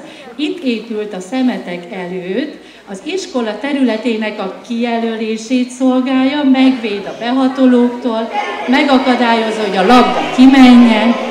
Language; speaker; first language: Hungarian; native; Hungarian